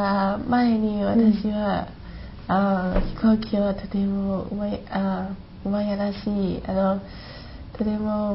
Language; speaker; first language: Japanese; non-native, learner; Chinese